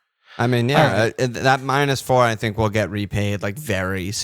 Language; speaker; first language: English; native; English